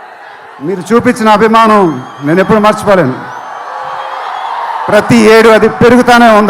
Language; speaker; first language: Telugu; native; Telugu